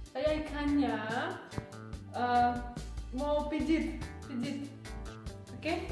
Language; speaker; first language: Indonesian; non-native, learner; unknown